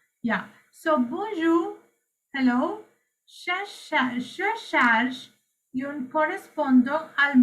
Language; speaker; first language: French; non-native, learner; Sinhala